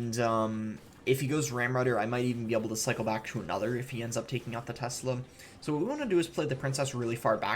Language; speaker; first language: English; native; English